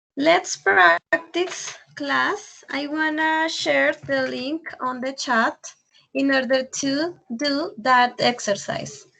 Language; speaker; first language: English; non-native, learner; Spanish